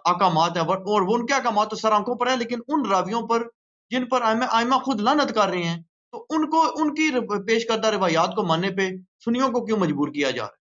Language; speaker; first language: Urdu; native; Urdu